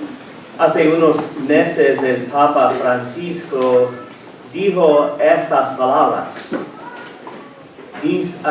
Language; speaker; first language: Spanish; non-native, fluent; English